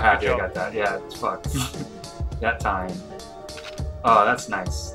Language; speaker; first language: English; native; English